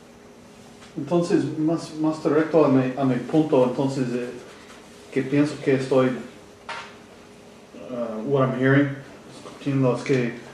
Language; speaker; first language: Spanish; non-native, learner; English